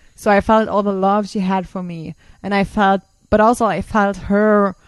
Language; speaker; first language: English; non-native, fluent; German